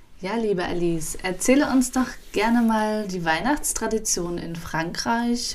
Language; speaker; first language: German; native; German